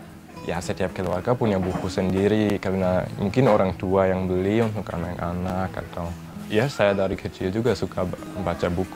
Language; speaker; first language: Indonesian; non-native, fluent; German